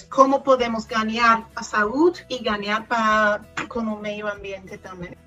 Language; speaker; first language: Portuguese; non-native, fluent; English